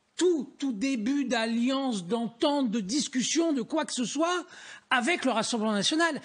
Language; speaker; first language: French; native; French